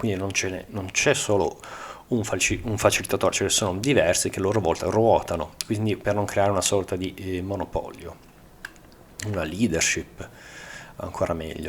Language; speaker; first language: Italian; native; Italian